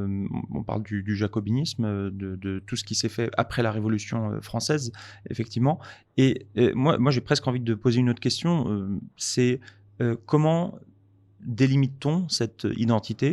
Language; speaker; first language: French; native; French